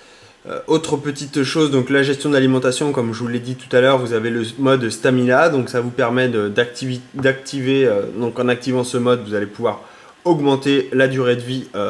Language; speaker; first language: French; native; French